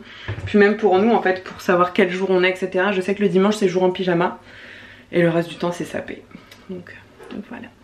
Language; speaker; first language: French; native; French